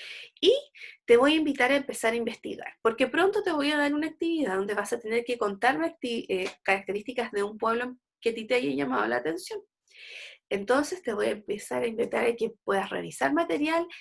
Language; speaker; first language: Spanish; native; Spanish